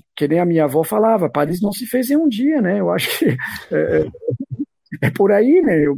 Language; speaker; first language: Portuguese; non-native, fluent; French